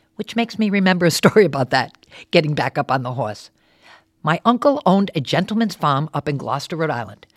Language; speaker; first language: English; native; English